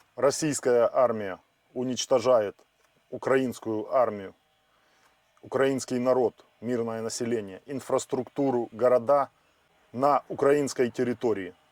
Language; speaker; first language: Russian; non-native, local second language; Ukrainian